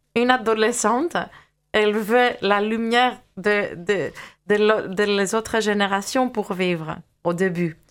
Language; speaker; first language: French; non-native, fluent; Greek